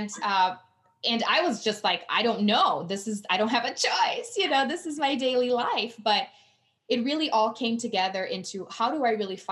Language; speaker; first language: English; non-native, fluent; Portuguese